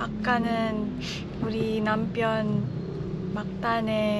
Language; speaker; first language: Korean; non-native, learner; Cebuano